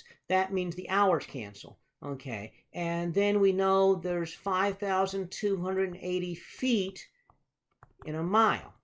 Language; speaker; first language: English; native; English